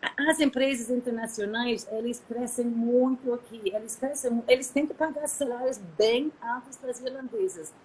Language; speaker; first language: Portuguese; non-native, fluent; English